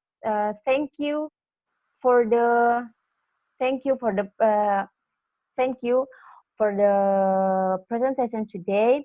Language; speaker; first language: English; non-native, learner; Indonesian